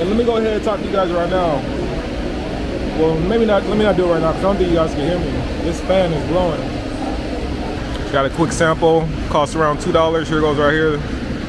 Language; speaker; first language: English; native; English